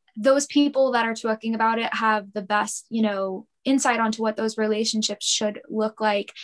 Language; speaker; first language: English; native; English